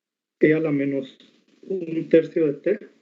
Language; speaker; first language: Spanish; native; Spanish